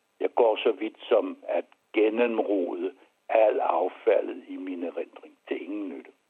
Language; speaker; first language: Danish; early bilingual, other home language; French